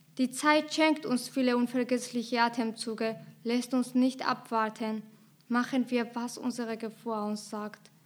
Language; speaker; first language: German; non-native, fluent; Georgian